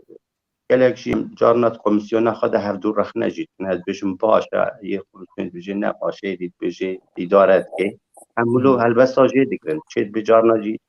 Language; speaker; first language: Kurdish; native; Kurdish